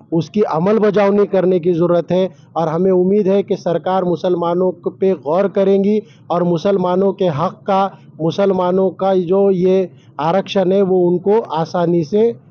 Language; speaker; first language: Urdu; native; Urdu